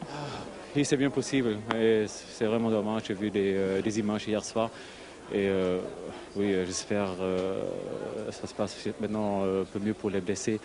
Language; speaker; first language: French; non-native, fluent; German